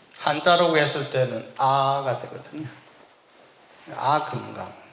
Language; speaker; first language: Korean; native; Korean